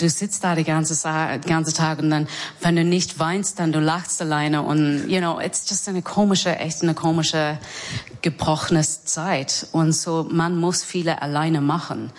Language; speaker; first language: German; non-native, learner; English